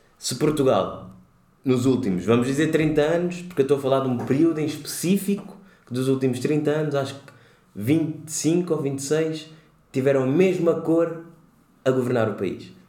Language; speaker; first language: Portuguese; native; Portuguese